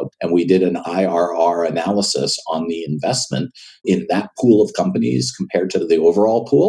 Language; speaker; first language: English; native; English